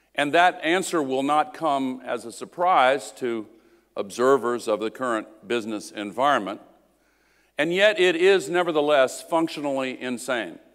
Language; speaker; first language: English; native; English